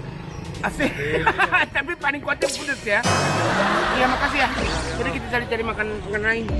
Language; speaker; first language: Indonesian; non-native, learner; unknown